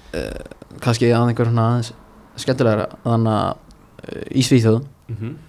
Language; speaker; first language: Icelandic; native; Icelandic